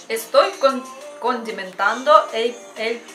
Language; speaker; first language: Spanish; non-native, learner; Russian